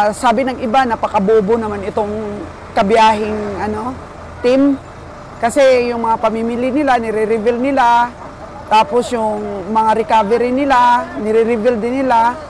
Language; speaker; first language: Filipino; non-native, local second language; Cebuano